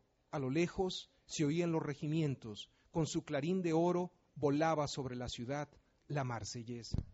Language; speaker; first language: Spanish; native; Spanish